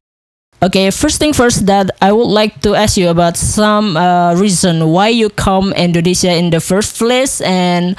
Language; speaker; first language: English; non-native, local second language; Indonesian